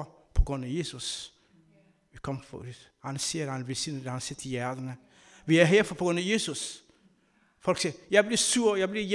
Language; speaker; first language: Danish; non-native, learner; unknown